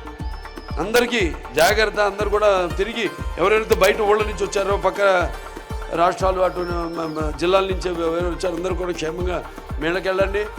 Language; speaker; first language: Telugu; native; Telugu